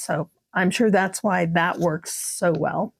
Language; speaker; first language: English; native; English